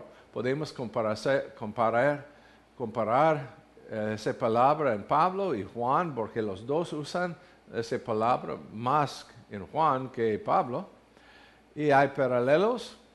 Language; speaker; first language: Spanish; non-native, fluent; English